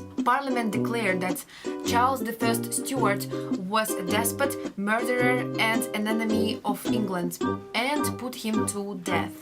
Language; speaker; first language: English; non-native, learner; Russian